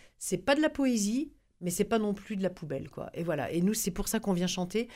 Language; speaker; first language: French; native; French